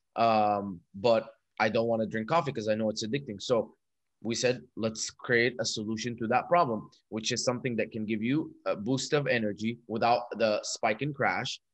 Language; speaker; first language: English; non-native, fluent; Arabic